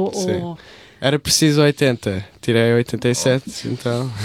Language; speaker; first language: Portuguese; early bilingual, heritage; English